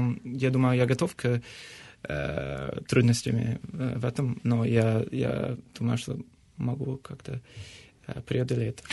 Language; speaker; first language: Russian; non-native, fluent; English